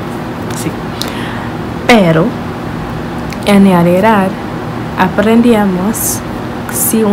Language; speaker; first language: Spanish; non-native, learner; English